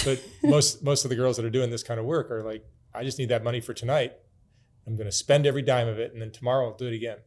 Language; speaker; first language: English; native; English